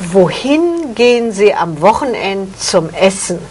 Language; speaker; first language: German; native; German